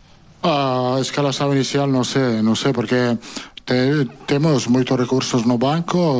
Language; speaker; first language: Portuguese; non-native, learner; Italian